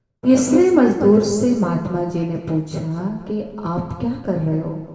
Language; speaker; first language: Hindi; native; Hindi